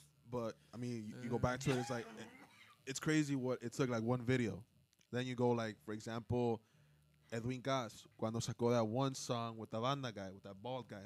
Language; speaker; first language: English; early bilingual, other home language; Spanish